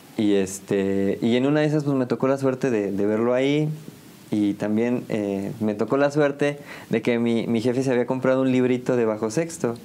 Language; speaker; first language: Spanish; native; Spanish